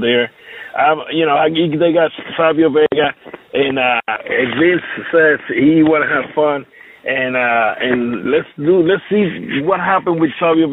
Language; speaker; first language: English; non-native, learner; Spanish